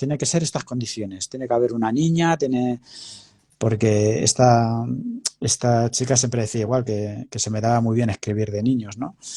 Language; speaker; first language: Spanish; native; Spanish